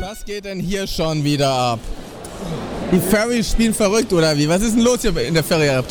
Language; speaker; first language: German; native; German